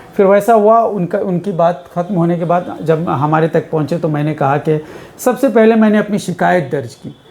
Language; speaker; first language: Hindi; non-native, local second language; Urdu